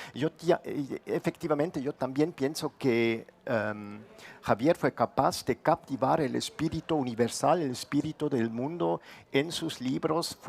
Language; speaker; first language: Spanish; non-native, fluent; German